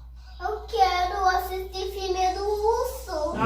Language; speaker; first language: Portuguese; early bilingual, other home language; Haitian Creole